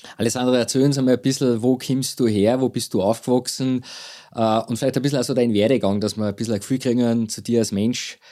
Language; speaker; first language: German; native; German